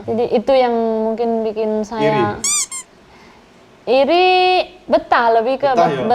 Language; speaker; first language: Indonesian; non-native, fluent; Spanish